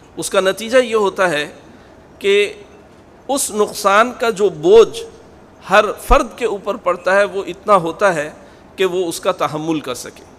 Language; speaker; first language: Urdu; native; Urdu